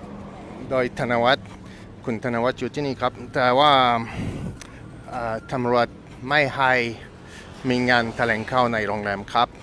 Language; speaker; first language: Thai; non-native, fluent; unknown